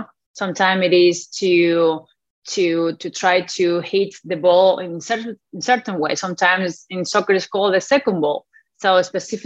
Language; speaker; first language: English; non-native, fluent; Spanish